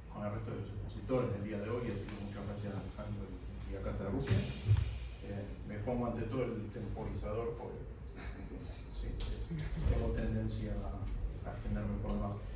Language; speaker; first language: Spanish; native; Spanish